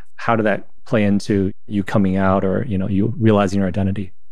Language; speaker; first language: English; non-native, fluent; Chinese